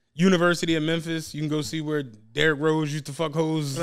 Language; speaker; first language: English; native; English